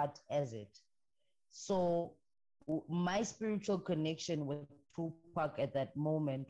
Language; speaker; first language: English; non-native, local second language; Xhosa